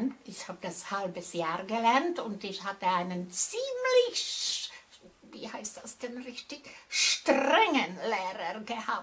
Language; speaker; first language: German; non-native, fluent; Czech